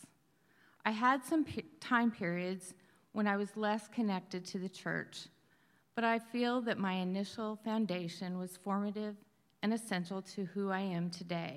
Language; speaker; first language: English; native; English